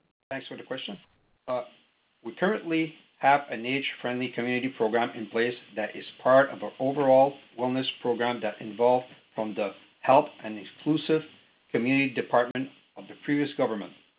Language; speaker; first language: English; non-native, fluent; French